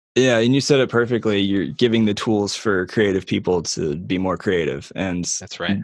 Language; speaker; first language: English; native; English